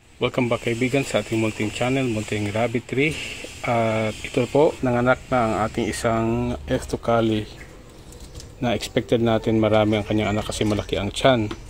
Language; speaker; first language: Filipino; non-native, local second language; Cebuano